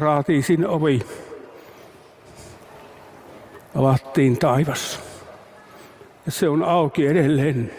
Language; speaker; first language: Finnish; native; Finnish